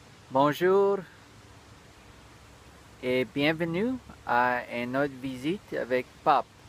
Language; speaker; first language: French; early bilingual, heritage; French